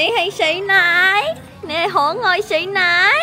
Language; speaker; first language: Cantonese; native; Cantonese